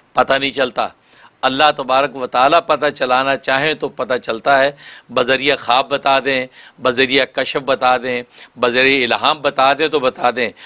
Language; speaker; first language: Urdu; native; Urdu